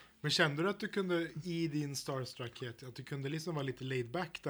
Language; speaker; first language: Swedish; native; Swedish